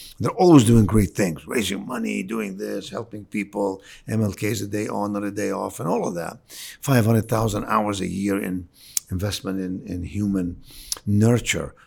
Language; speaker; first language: English; non-native, fluent; Arabic